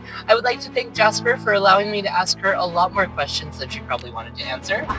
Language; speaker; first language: English; native; English